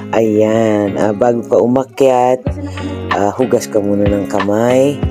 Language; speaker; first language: Filipino; native; Filipino